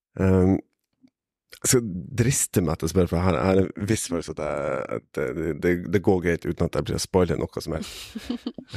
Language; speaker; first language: Norwegian; native; Norwegian